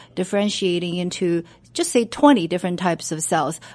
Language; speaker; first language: English; non-native, fluent; Chinese